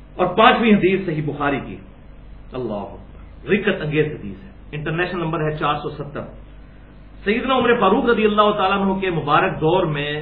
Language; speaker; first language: Urdu; native; Urdu